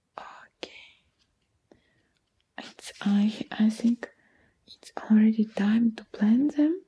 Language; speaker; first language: English; non-native, learner; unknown